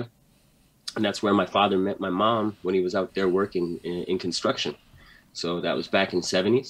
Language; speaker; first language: English; native; English